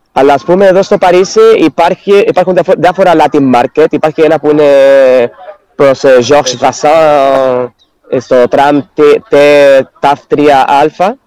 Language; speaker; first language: Greek; non-native, fluent; Spanish